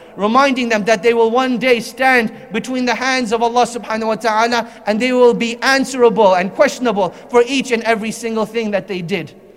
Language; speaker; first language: English; native; English